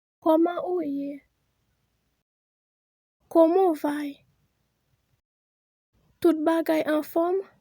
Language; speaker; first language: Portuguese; non-native, fluent; Haitian Creole